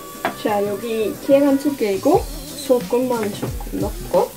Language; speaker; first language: Korean; non-native, learner; Dutch